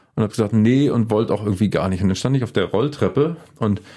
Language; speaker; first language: German; native; German